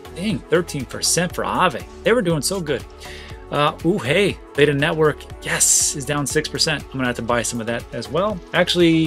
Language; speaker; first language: English; native; English